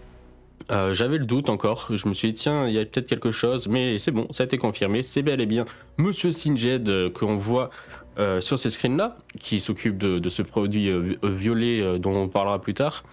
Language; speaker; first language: French; native; French